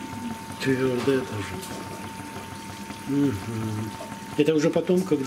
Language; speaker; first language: Russian; native; Russian